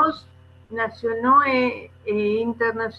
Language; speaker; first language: French; non-native, learner; Spanish